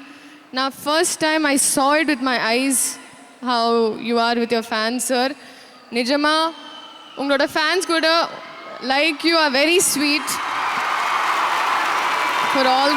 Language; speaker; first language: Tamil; non-native, fluent; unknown